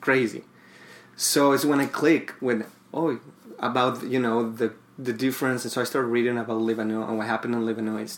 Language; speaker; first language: English; non-native, fluent; Spanish